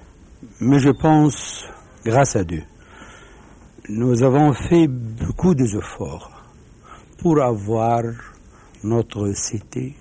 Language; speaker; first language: French; non-native, fluent; Arabic